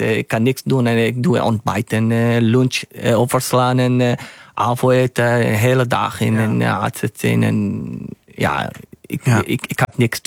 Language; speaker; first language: Dutch; non-native, learner; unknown